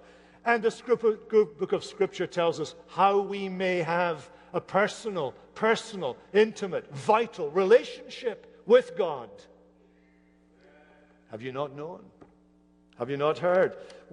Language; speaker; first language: English; native; English